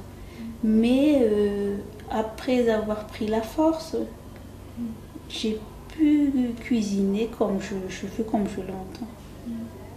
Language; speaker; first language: French; non-native, local second language; Malagasy